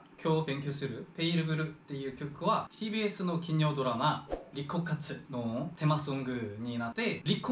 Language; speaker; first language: Japanese; non-native, fluent; Korean